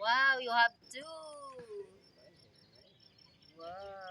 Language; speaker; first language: English; non-native, local second language; Filipino